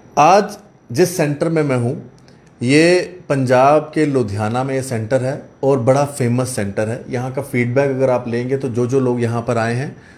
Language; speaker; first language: Hindi; native; Hindi